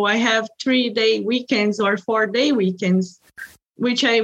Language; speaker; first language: English; non-native, fluent; Portuguese